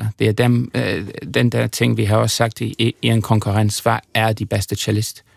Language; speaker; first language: Danish; non-native, fluent; English